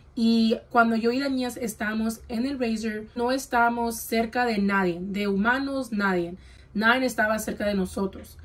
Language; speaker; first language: Spanish; early bilingual, heritage; Spanish